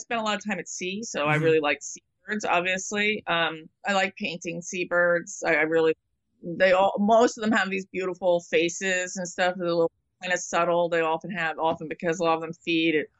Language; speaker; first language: English; native; English